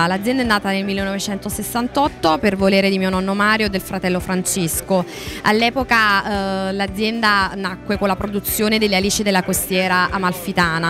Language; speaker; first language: Italian; native; Italian